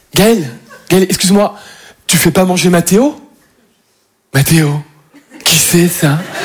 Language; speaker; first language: French; native; French